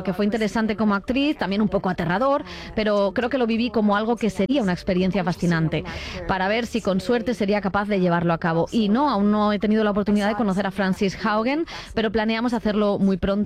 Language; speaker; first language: Spanish; native; Spanish